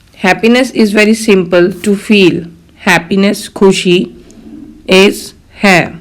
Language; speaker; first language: Hindi; native; Hindi